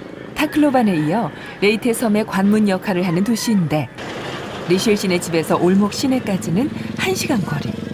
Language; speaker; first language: Korean; native; Korean